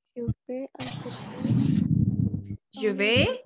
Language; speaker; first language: French; non-native, learner; Indonesian